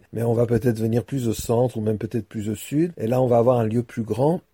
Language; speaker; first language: French; non-native, fluent; Persian